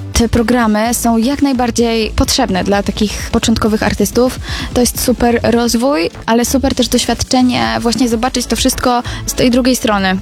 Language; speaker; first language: Polish; native; Polish